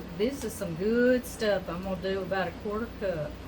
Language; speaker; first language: English; native; English